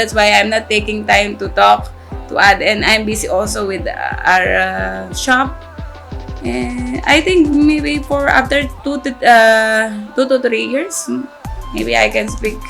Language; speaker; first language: English; non-native, local second language; Filipino